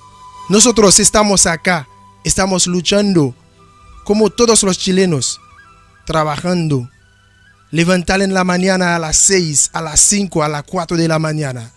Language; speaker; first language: Spanish; non-native, learner; Haitian Creole